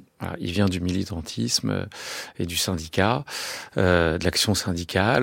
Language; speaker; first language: French; native; French